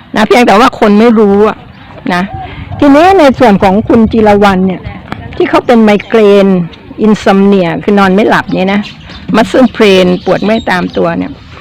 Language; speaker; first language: Thai; native; Thai